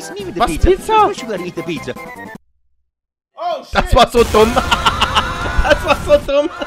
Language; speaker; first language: German; native; German